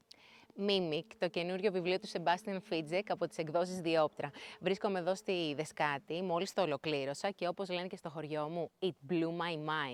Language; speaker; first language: Greek; native; Greek